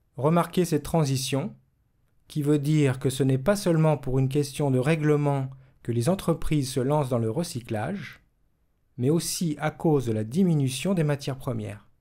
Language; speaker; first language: French; native; French